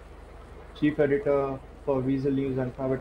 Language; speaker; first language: English; non-native, local second language; Hindi